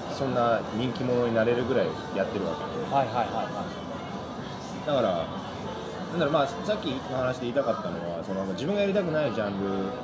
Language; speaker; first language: Japanese; early bilingual, other home language; English